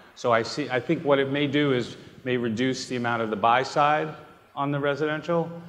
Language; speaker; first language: English; native; English